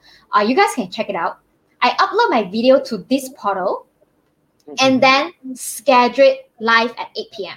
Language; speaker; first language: English; non-native, local second language; Chinese